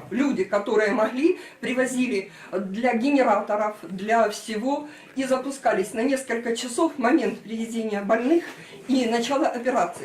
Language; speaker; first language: Russian; native; Russian